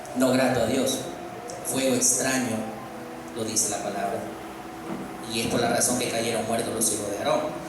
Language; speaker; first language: Spanish; native; Spanish